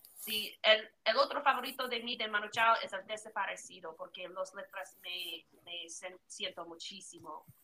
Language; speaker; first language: Spanish; non-native, learner; English